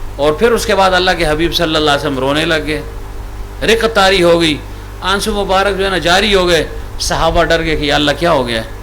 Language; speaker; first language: Urdu; non-native, local second language; Pashto